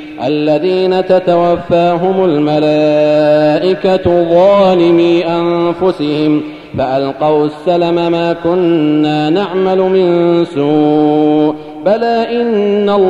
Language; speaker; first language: Arabic; native; Arabic